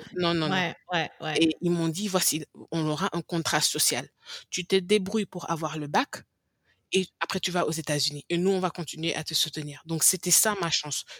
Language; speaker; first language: French; non-native, local second language; English